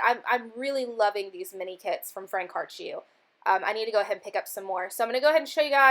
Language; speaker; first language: English; native; English